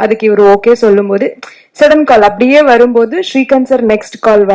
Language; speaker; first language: Tamil; non-native, learner; Kannada